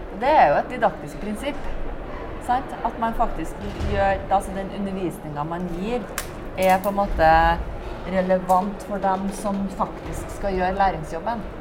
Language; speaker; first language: Norwegian; native; Norwegian